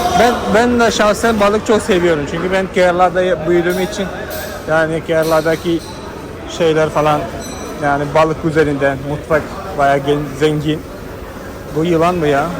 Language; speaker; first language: Turkish; non-native, fluent; Malayalam